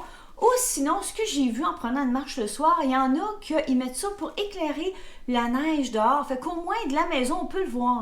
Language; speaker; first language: French; native; French